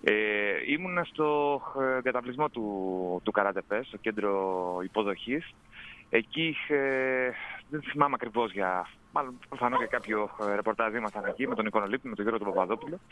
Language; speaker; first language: Greek; native; Greek